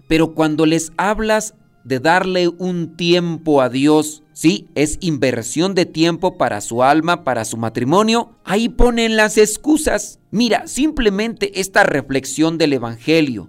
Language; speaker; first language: Spanish; native; Spanish